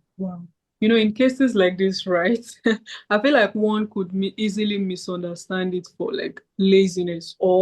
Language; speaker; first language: English; native; English